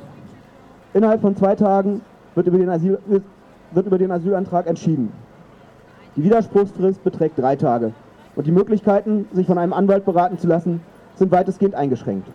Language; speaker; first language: German; native; German